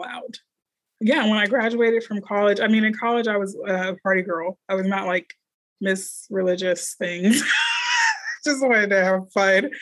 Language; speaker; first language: English; native; English